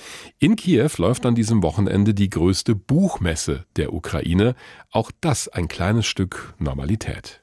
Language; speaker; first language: German; native; German